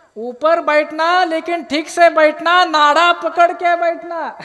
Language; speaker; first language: Hindi; non-native, local second language; Marathi